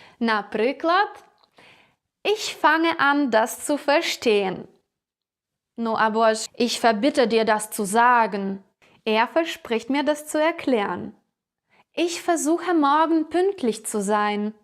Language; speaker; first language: German; non-native, fluent; Ukrainian